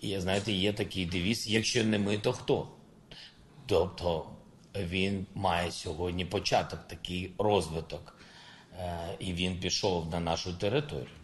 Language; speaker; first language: Ukrainian; non-native, local second language; Russian